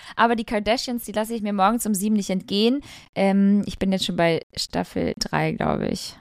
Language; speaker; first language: German; early bilingual, other home language; Albanian